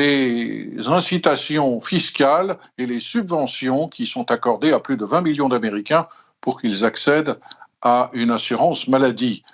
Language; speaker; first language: French; native; French